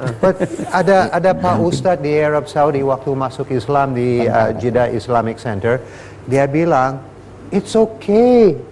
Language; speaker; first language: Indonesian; non-native, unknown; English